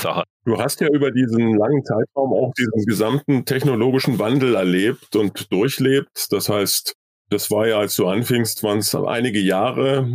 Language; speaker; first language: German; native; German